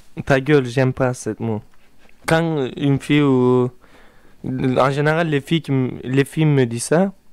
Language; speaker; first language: French; non-native, learner; Turkish